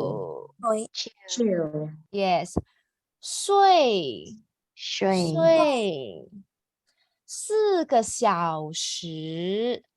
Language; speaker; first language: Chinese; non-native, local second language; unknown